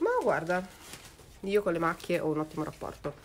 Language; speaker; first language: Italian; native; Italian